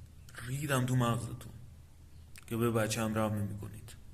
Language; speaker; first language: Persian; native; Persian